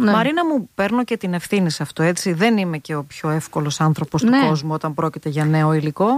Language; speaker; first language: Greek; native; Greek